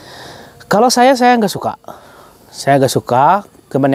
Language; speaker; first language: Indonesian; non-native, fluent; Arabic